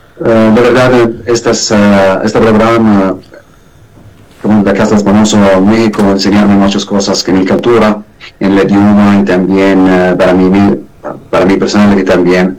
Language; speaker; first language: Spanish; non-native, learner; Arabic